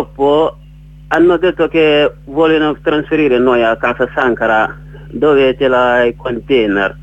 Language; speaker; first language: Italian; non-native, learner; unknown